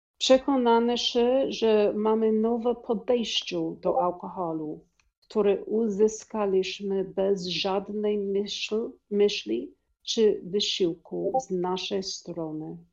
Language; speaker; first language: Polish; non-native, learner; English